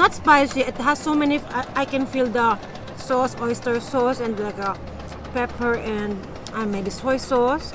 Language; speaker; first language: English; non-native, fluent; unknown